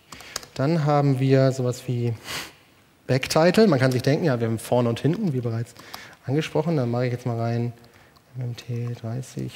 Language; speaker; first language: German; native; German